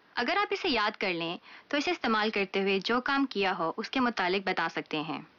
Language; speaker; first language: Urdu; native; Urdu